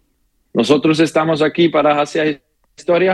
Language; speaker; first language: Spanish; non-native, learner; German